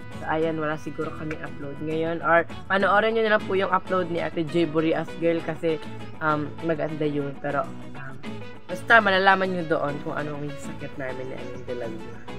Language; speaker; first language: Filipino; non-native, local second language; Bikol